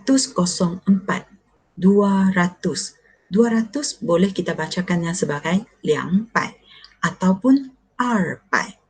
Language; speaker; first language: Malay; non-native, local second language; Chinese